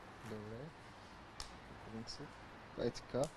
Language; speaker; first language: Bulgarian; non-native, learner; Arabic